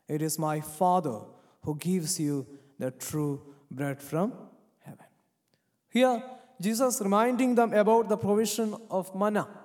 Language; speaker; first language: English; non-native, local second language; Malayalam